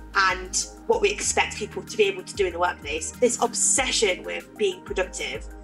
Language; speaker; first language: English; native; English